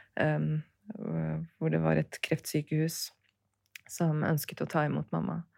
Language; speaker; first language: Norwegian; early bilingual, other home language; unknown